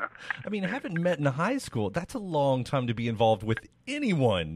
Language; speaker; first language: English; native; English